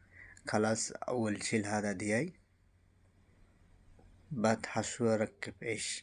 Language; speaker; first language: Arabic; non-native, learner; Bangla